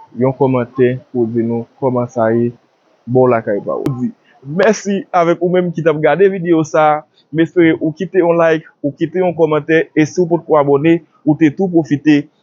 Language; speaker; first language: Haitian Creole; native; Haitian Creole